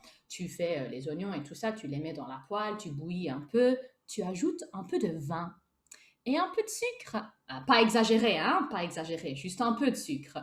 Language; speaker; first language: French; native; French